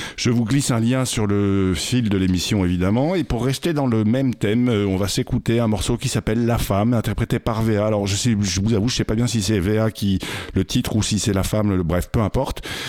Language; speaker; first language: French; native; French